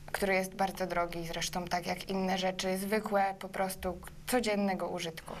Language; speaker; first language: Polish; early bilingual, other home language; Ukrainian